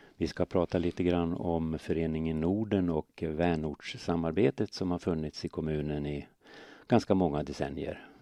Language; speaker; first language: Swedish; native; Swedish